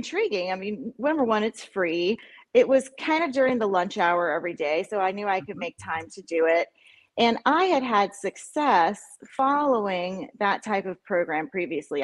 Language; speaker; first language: English; native; English